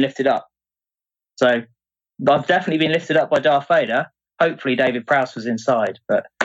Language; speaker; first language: English; native; English